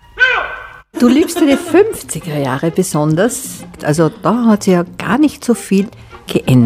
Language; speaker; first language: German; native; German